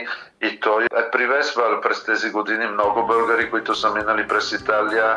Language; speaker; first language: Bulgarian; non-native, fluent; Italian